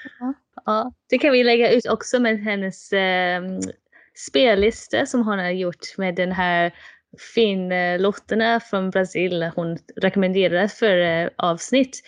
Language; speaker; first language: Swedish; non-native, fluent; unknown